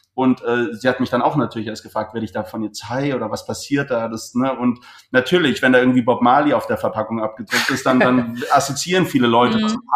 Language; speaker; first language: German; native; German